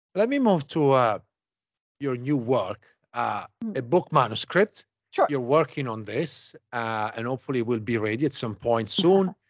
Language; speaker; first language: English; non-native, fluent; Italian